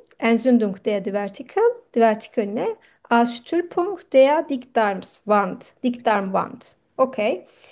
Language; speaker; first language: German; non-native, fluent; Turkish